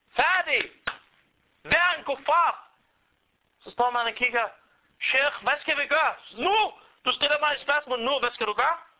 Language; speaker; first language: Danish; non-native, fluent; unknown